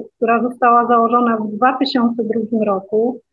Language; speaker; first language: Polish; native; Polish